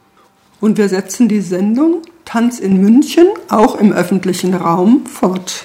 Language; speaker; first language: German; native; German